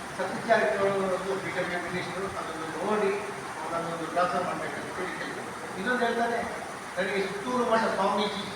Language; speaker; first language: Kannada; non-native, local second language; Tulu